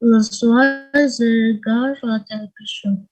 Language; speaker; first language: French; non-native, learner; Indonesian